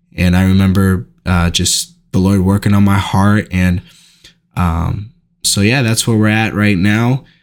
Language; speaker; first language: English; native; English